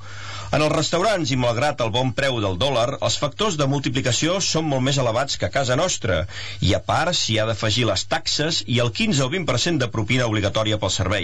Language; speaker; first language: Catalan; native; Catalan